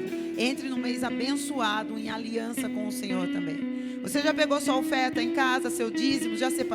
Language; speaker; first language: Portuguese; native; Portuguese